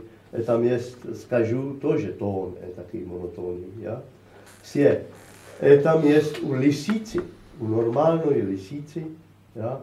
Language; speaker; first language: Russian; non-native, learner; Slovak